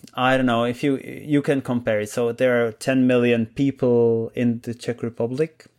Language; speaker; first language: English; non-native, fluent; Czech